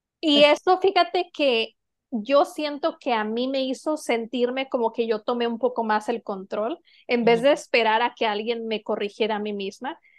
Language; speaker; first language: Spanish; native; Spanish